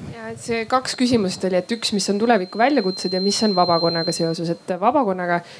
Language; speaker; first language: Estonian; native; Estonian